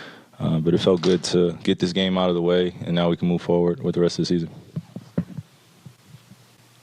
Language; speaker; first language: English; native; English